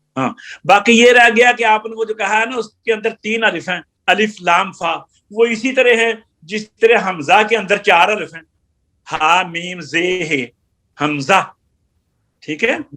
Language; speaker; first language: Urdu; non-native, local second language; Punjabi